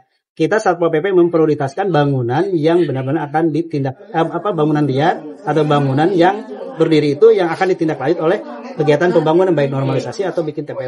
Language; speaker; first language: Indonesian; non-native, local second language; Sundanese